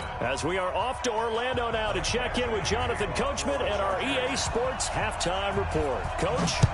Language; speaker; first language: English; native; English